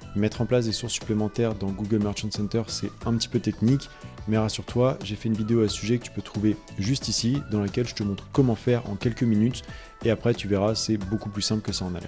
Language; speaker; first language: French; native; French